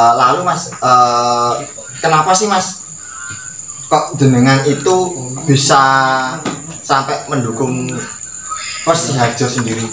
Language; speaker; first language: Indonesian; non-native, local second language; Javanese